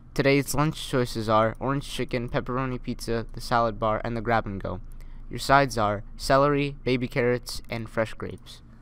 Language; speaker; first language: English; native; English